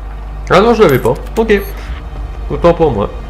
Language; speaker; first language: French; native; French